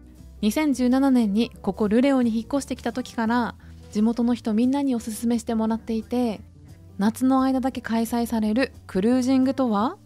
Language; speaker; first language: Japanese; native; Japanese